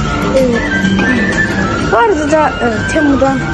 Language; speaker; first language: Turkish; non-native, learner; Azerbaijani